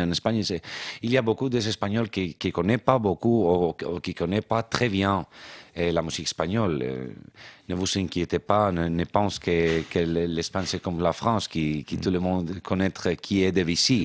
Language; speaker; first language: French; non-native, fluent; Spanish